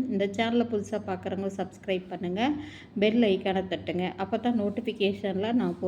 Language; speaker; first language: Tamil; native; Tamil